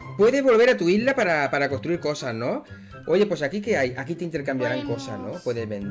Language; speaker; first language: Spanish; native; Spanish